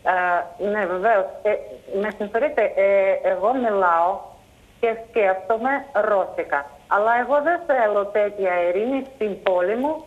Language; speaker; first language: Greek; non-native, fluent; Russian